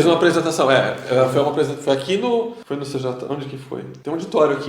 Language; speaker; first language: Portuguese; native; Portuguese